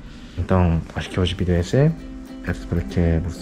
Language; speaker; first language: Portuguese; non-native, learner; Korean